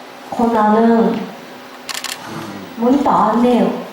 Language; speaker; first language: Korean; non-native, learner; Japanese